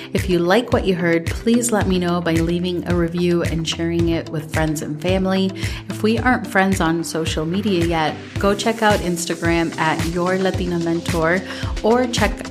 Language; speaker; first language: English; early bilingual, other home language; Spanish